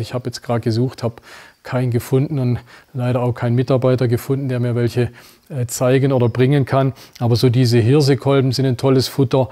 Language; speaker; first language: German; native; German